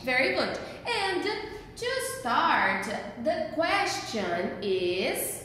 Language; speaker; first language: English; non-native, fluent; Portuguese